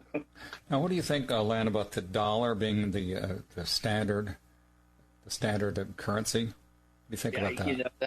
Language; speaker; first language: English; native; English